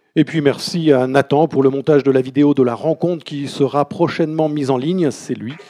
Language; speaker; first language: French; native; French